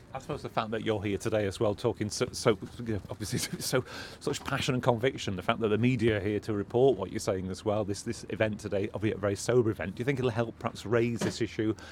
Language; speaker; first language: English; native; English